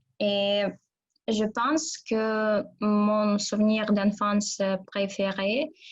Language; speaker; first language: French; non-native, learner; Russian